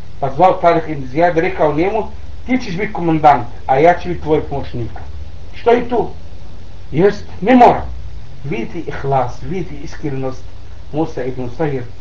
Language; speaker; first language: Bosnian; non-native, learner; Arabic